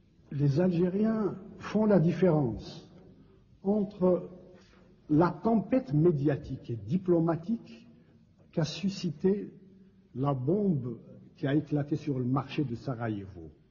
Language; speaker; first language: French; non-native, local second language; Kabyle